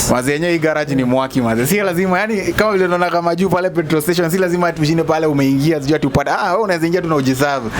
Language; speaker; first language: Swahili; native; Swahili